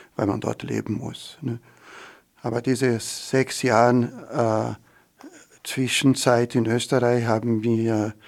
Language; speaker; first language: German; non-native, fluent; Portuguese